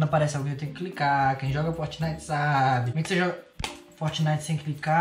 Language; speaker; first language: Portuguese; native; Portuguese